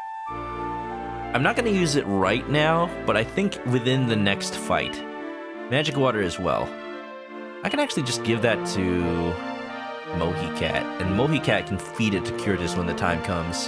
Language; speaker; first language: English; native; English